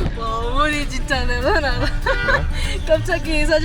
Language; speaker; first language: Korean; non-native, fluent; Spanish